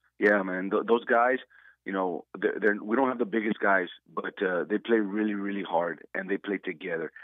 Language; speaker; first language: English; native; English